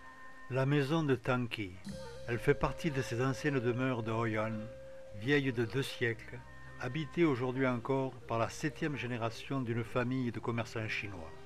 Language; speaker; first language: French; native; French